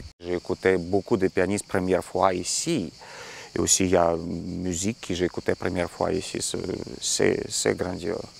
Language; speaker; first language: French; non-native, learner; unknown